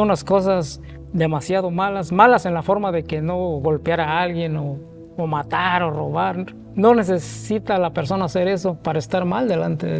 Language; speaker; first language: Spanish; native; Spanish